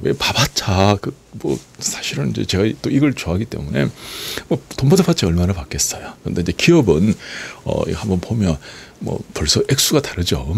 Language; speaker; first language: Korean; native; Korean